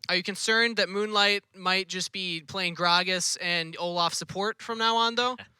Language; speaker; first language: English; native; English